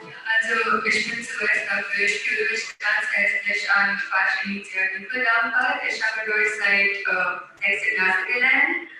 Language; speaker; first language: German; non-native, fluent; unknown